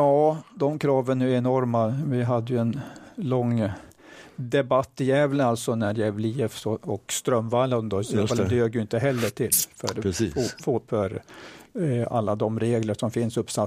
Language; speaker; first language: Swedish; native; Swedish